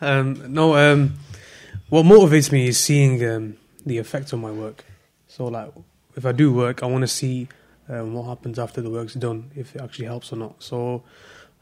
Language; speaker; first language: English; native; English